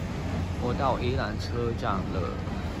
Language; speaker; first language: Chinese; non-native, fluent; Japanese